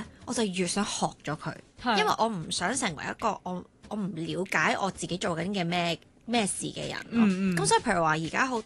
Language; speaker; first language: Cantonese; native; Cantonese